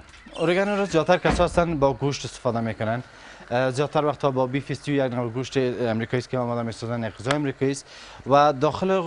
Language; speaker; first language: Persian; native; Persian